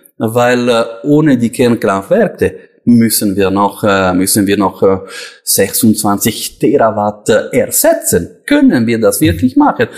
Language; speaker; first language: German; non-native, local second language; Italian